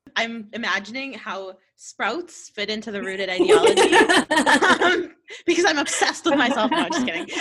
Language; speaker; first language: English; native; English